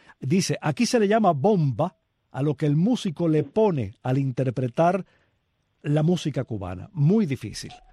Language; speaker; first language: Spanish; native; Spanish